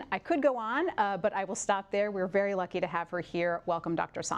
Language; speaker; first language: English; native; English